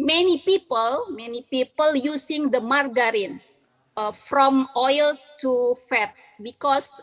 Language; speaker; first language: English; non-native, learner; Indonesian